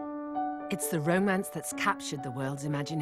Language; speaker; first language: English; native; English